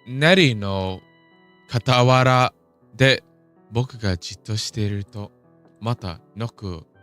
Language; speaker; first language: Japanese; non-native, learner; English